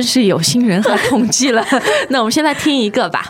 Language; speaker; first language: Chinese; native; Chinese